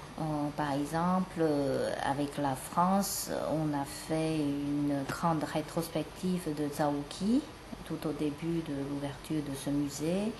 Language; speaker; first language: French; non-native, fluent; Chinese